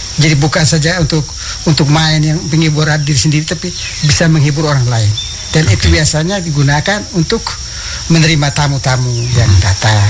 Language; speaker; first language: Indonesian; non-native, local second language; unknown